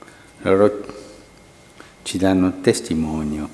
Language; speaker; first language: Italian; non-native, fluent; Spanish